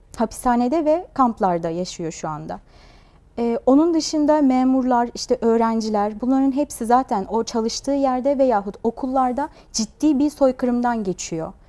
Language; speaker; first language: Turkish; non-native, fluent; Uyghur